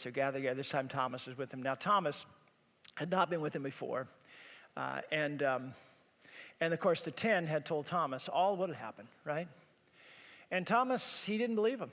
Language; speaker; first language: English; native; English